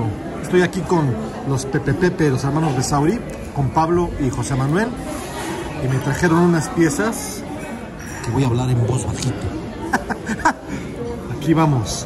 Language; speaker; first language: Spanish; native; Spanish